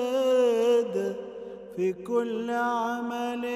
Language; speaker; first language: Arabic; native; Arabic